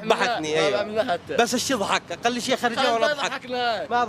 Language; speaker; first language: Arabic; native; Arabic